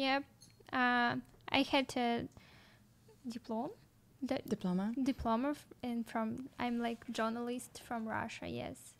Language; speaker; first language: English; non-native, learner; Russian